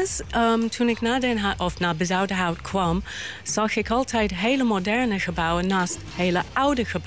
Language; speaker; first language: Dutch; non-native, fluent; Cantonese